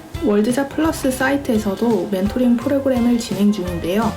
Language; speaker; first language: Korean; native; Korean